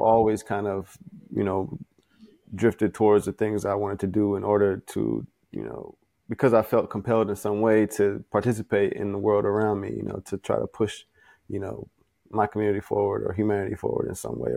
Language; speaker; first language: English; native; English